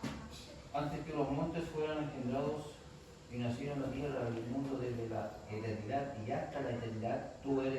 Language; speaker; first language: Spanish; native; Spanish